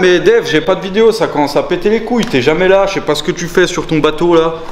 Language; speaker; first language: French; native; French